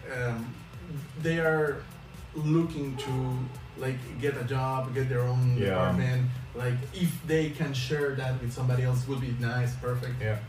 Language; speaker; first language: English; non-native, fluent; Spanish